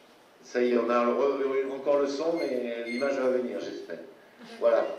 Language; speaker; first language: French; native; French